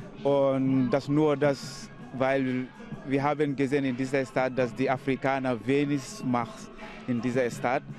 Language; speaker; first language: German; non-native, learner; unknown